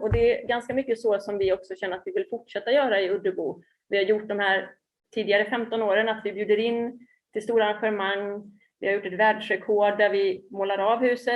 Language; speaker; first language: Swedish; native; Swedish